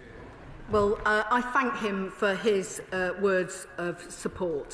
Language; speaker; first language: English; native; English